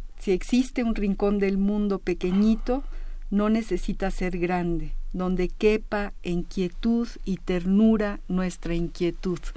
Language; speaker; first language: Spanish; native; Spanish